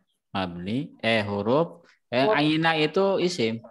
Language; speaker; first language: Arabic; non-native, fluent; Indonesian